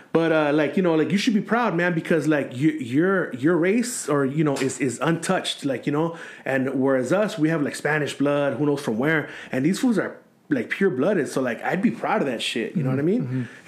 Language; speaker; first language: English; native; English